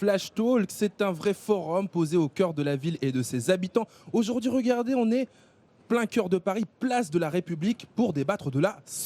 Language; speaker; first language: French; native; French